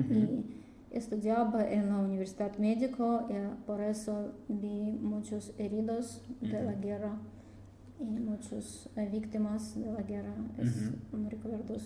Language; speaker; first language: Spanish; non-native, learner; Russian